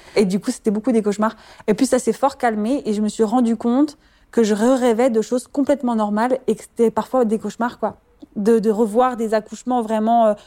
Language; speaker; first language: French; native; French